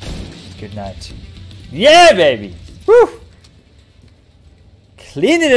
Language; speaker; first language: English; native; English